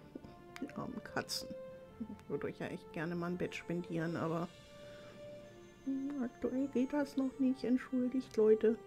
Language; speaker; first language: German; native; German